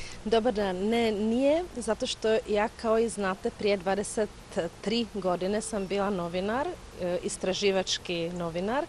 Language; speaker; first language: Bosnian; non-native, fluent; Czech